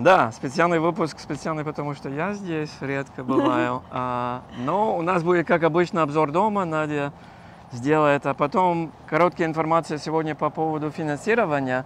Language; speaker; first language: Russian; non-native, fluent; English